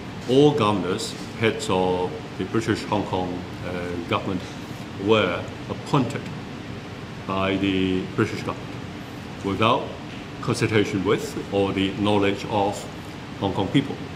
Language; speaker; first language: English; non-native, local second language; Cantonese